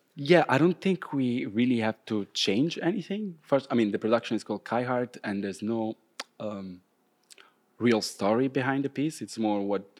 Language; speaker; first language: English; non-native, fluent; Italian